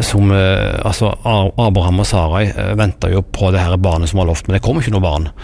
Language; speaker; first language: Norwegian; native; Norwegian